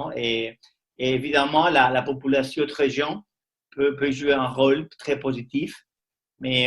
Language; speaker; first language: French; non-native, learner; Spanish